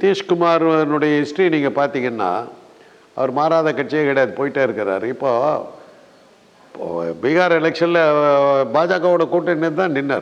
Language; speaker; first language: Tamil; native; Tamil